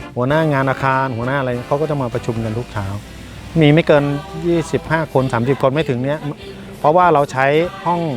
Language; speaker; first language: Thai; native; Thai